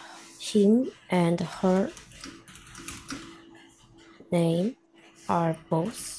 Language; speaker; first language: English; non-native, learner; Korean